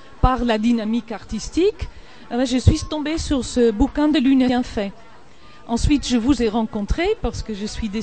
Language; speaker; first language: French; non-native, fluent; Dutch